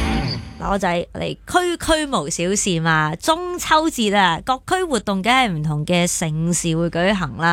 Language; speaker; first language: Cantonese; native; Cantonese